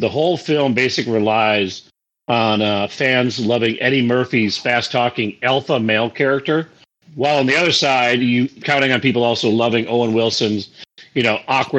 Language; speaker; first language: English; native; English